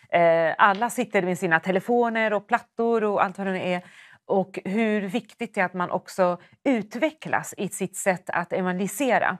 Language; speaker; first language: Swedish; native; Swedish